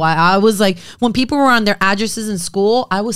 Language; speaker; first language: English; early bilingual, other home language; Spanish